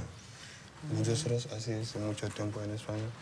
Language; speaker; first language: Spanish; non-native, learner; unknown